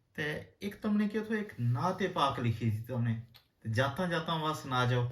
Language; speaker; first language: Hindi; non-native, local second language; Gujari